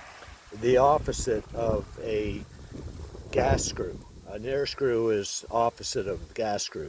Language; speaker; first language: English; native; English